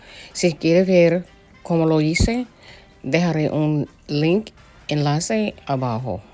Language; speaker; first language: Spanish; early bilingual, heritage; English